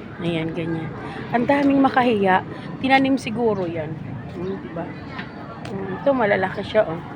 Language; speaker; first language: Filipino; native; Filipino